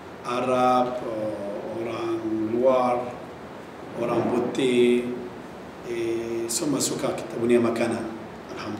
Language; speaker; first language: Indonesian; non-native, learner; Arabic